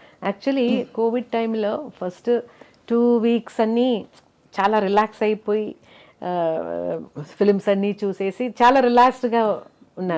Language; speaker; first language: Telugu; non-native, local second language; Malayalam